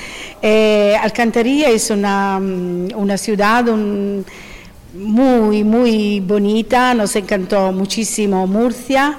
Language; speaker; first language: Spanish; non-native, fluent; Italian